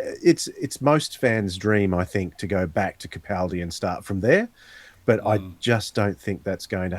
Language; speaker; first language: English; native; English